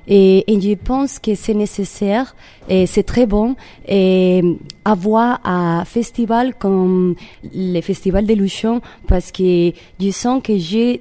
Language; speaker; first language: French; non-native, learner; Spanish